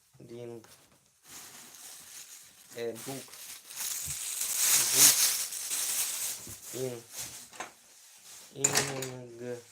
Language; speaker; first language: English; non-native, learner; Ukrainian